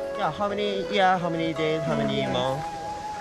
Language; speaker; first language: English; non-native, learner; Japanese